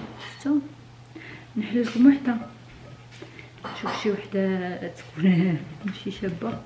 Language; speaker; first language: Arabic; native; Arabic